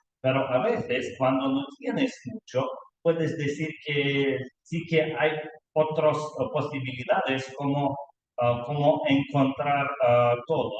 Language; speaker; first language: Spanish; non-native, learner; Lithuanian